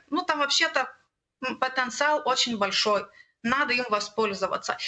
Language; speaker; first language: Russian; non-native, learner; Lithuanian